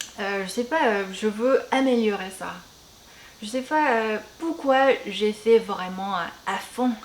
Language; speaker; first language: French; non-native, fluent; Korean